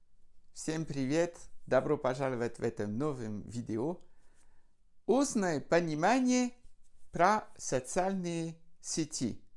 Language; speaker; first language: Russian; non-native, fluent; French